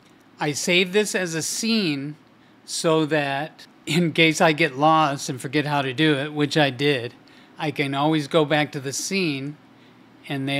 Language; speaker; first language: English; native; English